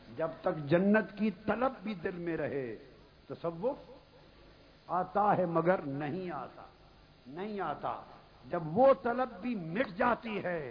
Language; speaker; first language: Urdu; non-native, local second language; Punjabi